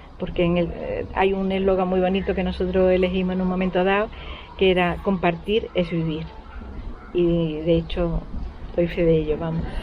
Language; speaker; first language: Spanish; native; Spanish